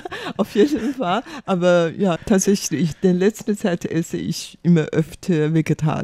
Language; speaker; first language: German; non-native, fluent; Chinese